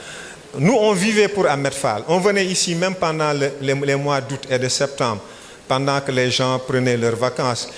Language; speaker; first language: French; non-native, local second language; Wolof